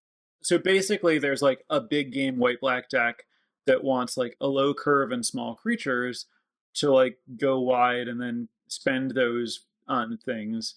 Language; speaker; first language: English; native; English